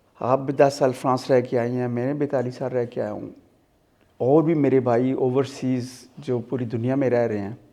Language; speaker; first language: Urdu; non-native, local second language; Punjabi